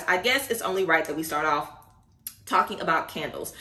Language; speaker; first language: English; native; English